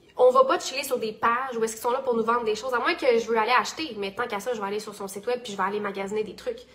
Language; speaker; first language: French; native; French